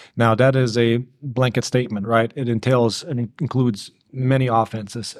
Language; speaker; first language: English; early bilingual, other home language; Bosnian